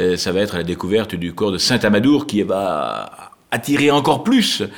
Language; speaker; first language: French; native; French